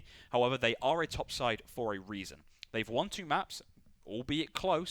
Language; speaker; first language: English; native; English